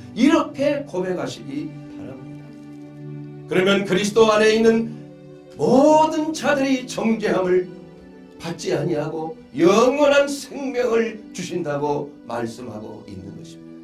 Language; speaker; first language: Korean; native; Korean